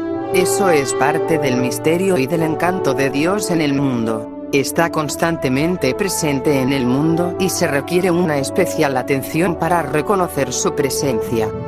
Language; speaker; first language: Spanish; native; Spanish